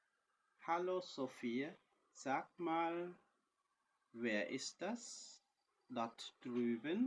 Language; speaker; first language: German; non-native, fluent; Khmer